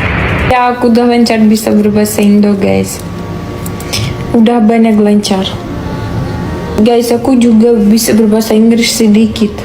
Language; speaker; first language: Indonesian; non-native, fluent; French